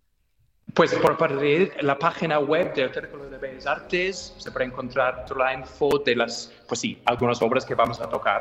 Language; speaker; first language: Spanish; non-native, fluent; English